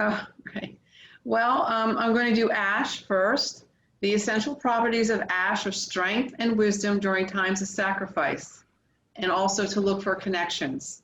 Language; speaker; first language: English; native; English